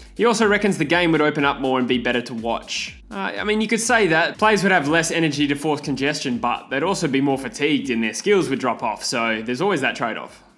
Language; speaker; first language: English; native; English